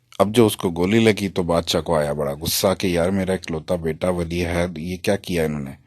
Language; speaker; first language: Urdu; non-native, local second language; Punjabi